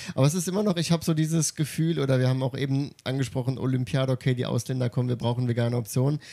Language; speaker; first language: German; native; German